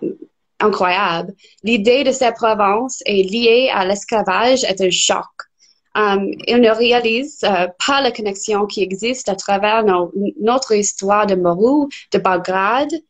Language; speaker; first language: French; non-native, fluent; English